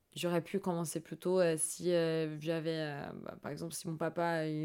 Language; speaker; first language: French; non-native, fluent; Portuguese